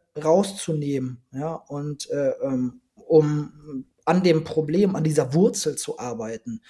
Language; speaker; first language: German; native; German